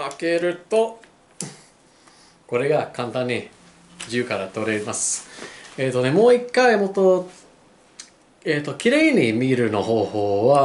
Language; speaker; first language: Japanese; non-native, learner; English